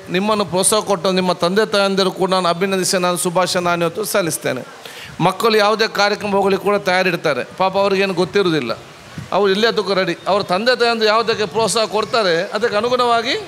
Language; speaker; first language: Kannada; non-native, local second language; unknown